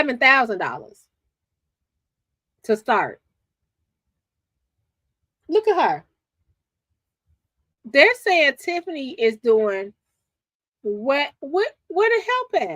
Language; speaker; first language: English; native; English